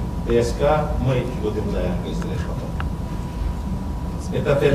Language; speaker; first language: Russian; non-native, learner; Turkish